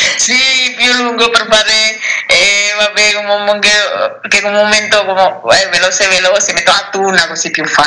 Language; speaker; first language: Italian; non-native, learner; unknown